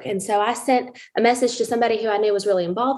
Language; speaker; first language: English; native; English